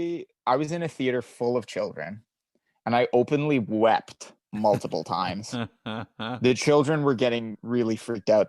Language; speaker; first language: English; native; English